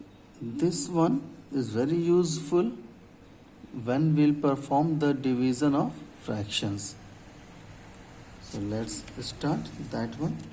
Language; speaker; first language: English; non-native, local second language; Hindi